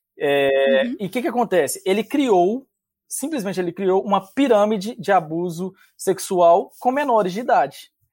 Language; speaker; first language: Portuguese; native; Portuguese